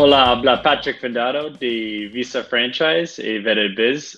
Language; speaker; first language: Spanish; non-native, fluent; Portuguese